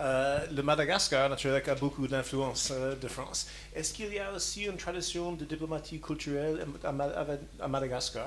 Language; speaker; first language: French; non-native, fluent; English